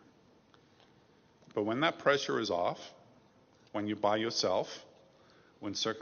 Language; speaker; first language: English; native; English